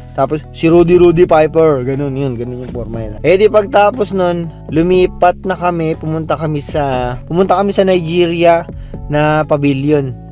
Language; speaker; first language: Filipino; native; Filipino